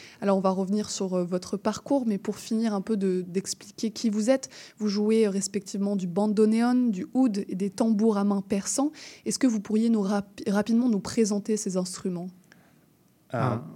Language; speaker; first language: French; native; French